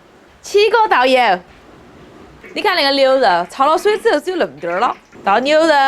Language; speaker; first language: Chinese; native; Chinese